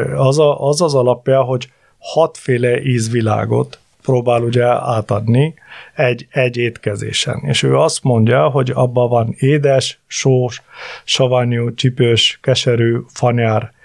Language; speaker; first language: Hungarian; non-native, fluent; Punjabi